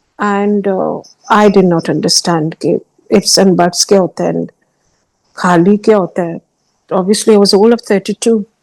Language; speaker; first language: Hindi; early bilingual, heritage; Hindi